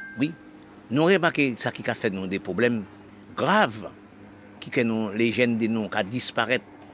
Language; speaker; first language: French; non-native, local second language; Haitian Creole